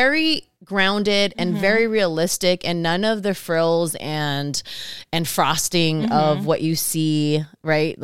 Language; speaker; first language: English; non-native, fluent; Samoan